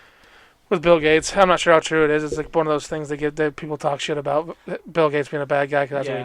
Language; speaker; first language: English; native; English